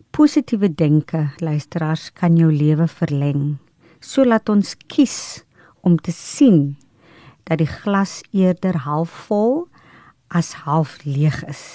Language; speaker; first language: Afrikaans; native; Afrikaans